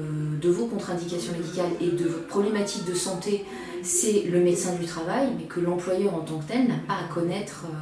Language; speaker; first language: French; native; French